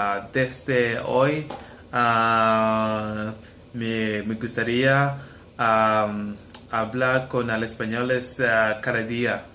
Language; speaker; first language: Spanish; non-native, learner; English